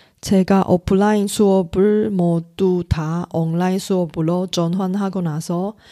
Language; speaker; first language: Korean; non-native, fluent; Chinese